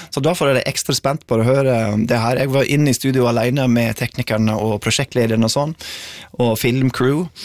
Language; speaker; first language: Norwegian; non-native, fluent; English